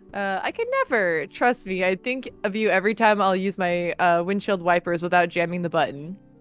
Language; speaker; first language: English; native; English